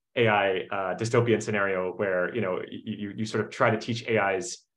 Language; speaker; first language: English; native; English